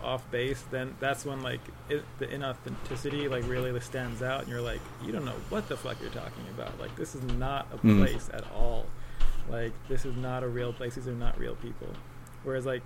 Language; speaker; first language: English; native; English